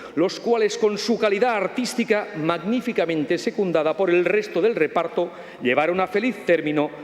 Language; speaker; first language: Spanish; non-native, local second language; Catalan